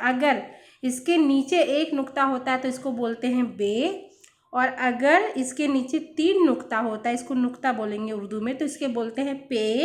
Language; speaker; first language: Hindi; native; Hindi